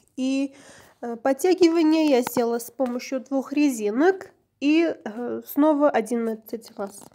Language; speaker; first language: Russian; non-native, local second language; Armenian